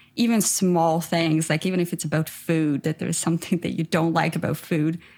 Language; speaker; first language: English; non-native, fluent; Ukrainian